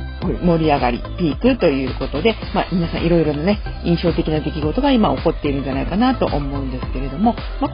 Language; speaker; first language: Japanese; native; Japanese